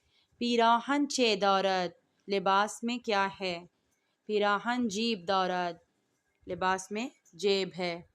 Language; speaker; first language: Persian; non-native, fluent; Urdu